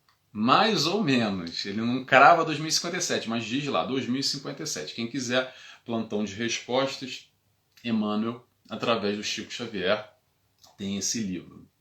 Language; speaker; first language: Portuguese; native; Portuguese